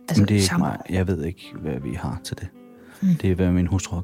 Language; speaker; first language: Danish; native; Danish